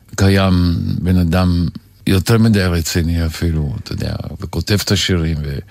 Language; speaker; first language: Hebrew; early bilingual, other home language; Polish